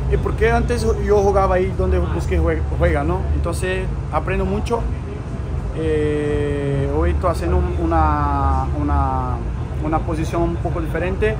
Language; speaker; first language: Spanish; non-native, learner; Portuguese